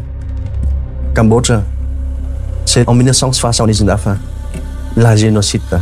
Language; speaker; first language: French; non-native, fluent; Khmer